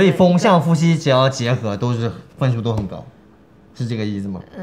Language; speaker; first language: Chinese; native; Chinese